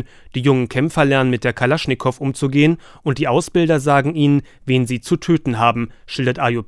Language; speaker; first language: German; native; German